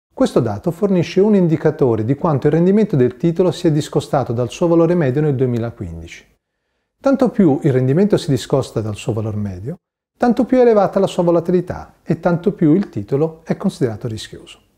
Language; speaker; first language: Italian; native; Italian